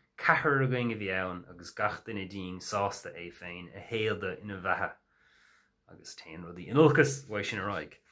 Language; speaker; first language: Irish; non-native, local second language; English